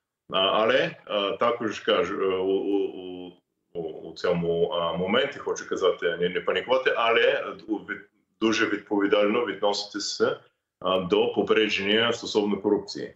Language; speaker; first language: Ukrainian; non-native, fluent; English